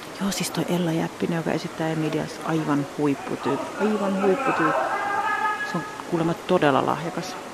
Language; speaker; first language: Finnish; native; Finnish